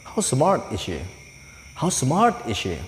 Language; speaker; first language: English; non-native, fluent; Indonesian